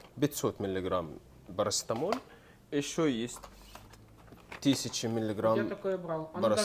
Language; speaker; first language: Russian; non-native, learner; Arabic